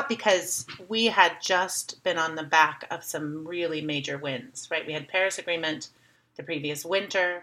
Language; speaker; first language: English; native; English